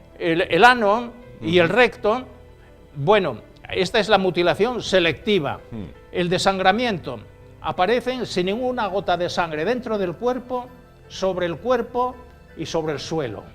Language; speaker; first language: Spanish; native; Spanish